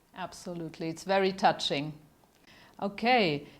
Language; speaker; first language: English; non-native, fluent; German